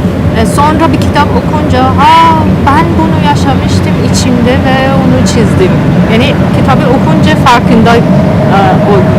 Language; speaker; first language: Turkish; non-native, learner; Persian